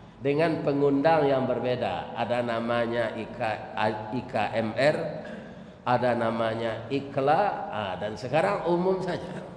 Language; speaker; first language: Malay; non-native, local second language; Minangkabau